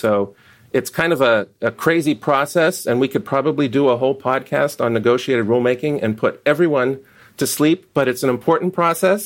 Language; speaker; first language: English; native; English